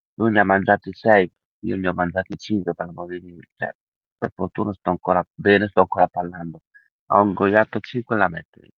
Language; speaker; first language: Italian; early bilingual, other home language; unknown